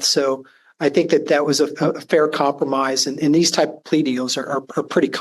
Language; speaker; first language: English; native; English